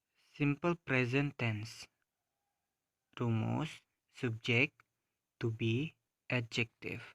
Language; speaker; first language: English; non-native, fluent; Indonesian